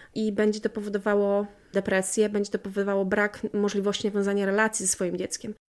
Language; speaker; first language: Polish; native; Polish